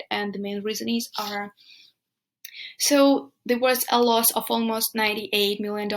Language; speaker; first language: English; non-native, fluent; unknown